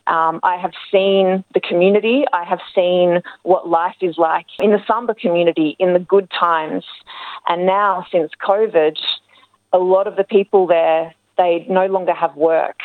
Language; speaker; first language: English; native; English